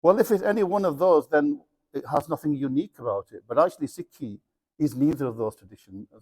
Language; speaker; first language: English; early bilingual, other home language; Punjabi